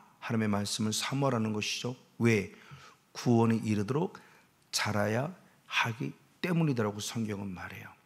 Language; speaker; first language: Korean; native; Korean